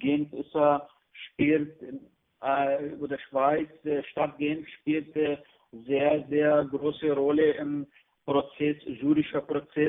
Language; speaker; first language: German; non-native, learner; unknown